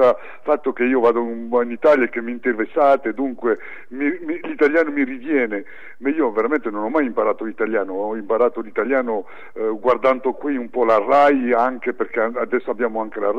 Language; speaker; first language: Italian; early bilingual, heritage; French